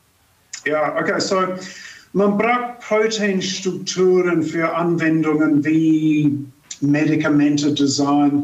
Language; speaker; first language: German; non-native, fluent; English